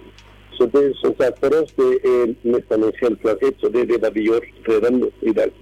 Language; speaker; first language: Swedish; non-native, fluent; Spanish